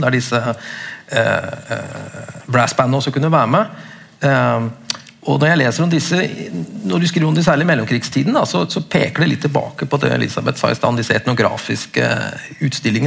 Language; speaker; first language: Norwegian; native; Norwegian